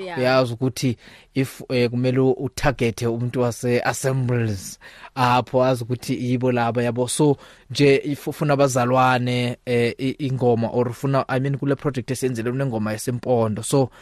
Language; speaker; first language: Zulu; non-native, local second language; Xhosa